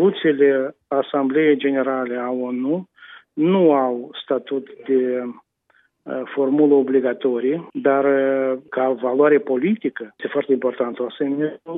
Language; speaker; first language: Romanian; native; Romanian